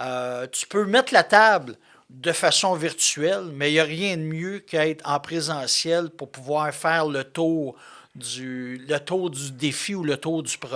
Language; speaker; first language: French; native; French